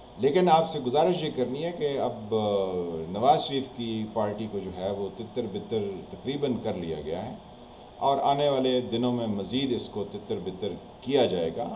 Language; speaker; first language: Urdu; non-native, local second language; Punjabi